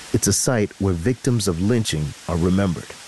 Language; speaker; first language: English; native; English